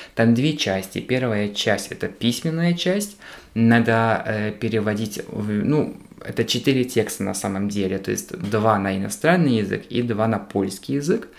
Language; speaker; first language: Russian; non-native, fluent; Polish